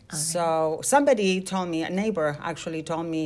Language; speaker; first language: English; non-native, fluent; Spanish